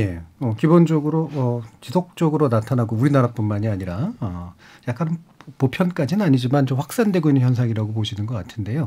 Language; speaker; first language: Korean; native; Korean